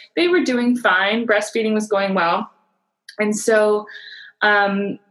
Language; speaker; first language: English; native; English